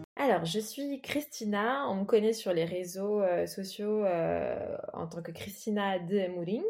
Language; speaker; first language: French; early bilingual, other home language; Portuguese